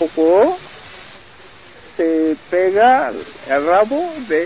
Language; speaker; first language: Spanish; non-native, learner; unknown